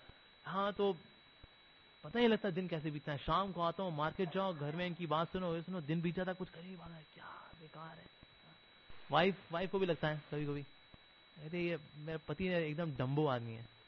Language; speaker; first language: Hindi; native; Hindi